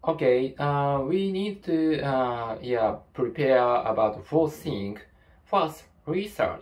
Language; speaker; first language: English; non-native, learner; Japanese